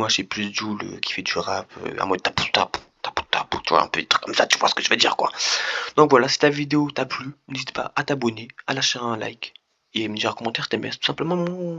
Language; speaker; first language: French; native; French